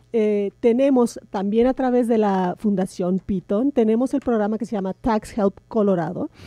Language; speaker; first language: Spanish; native; Spanish